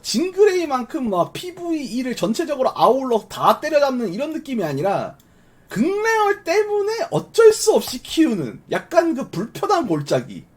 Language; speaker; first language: Korean; native; Korean